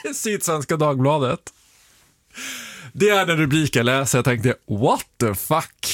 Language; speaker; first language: Swedish; native; Swedish